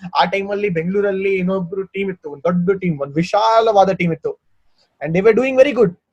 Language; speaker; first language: Kannada; non-native, local second language; Hindi